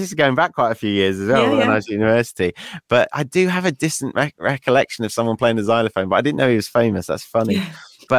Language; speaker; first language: English; native; English